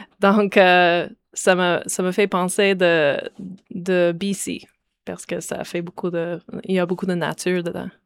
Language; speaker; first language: French; non-native, local second language; English